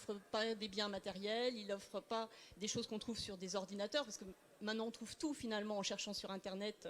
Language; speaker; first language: French; native; French